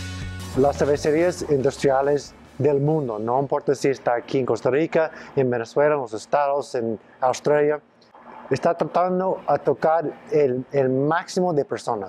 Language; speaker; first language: Spanish; non-native, fluent; English